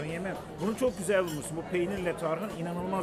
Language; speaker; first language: Turkish; native; Turkish